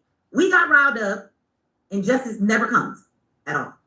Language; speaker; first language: English; native; English